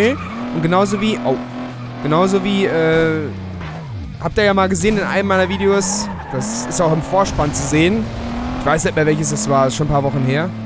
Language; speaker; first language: German; native; German